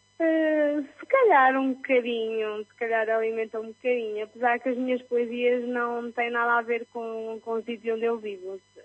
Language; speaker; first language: Portuguese; early bilingual, other home language; Spanish